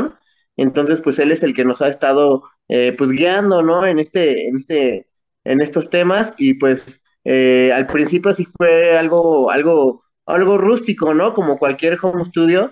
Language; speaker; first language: Spanish; native; Spanish